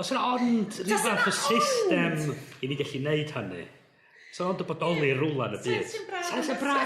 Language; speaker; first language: Welsh; native; Welsh